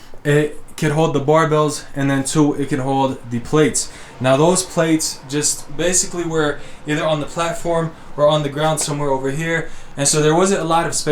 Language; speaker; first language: English; native; English